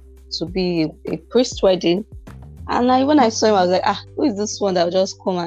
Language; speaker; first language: English; non-native, local second language; Igbo